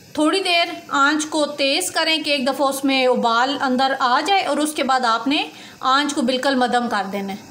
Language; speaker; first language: Urdu; native; Urdu